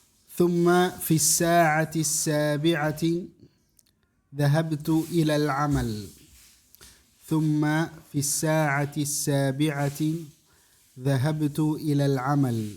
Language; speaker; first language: Arabic; non-native, fluent; Indonesian